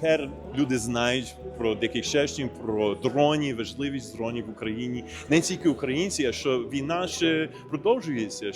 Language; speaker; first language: Ukrainian; early bilingual, heritage; Ukrainian